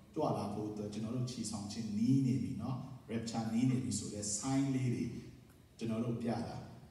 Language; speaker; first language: Burmese; non-native, local second language; Tedim Chin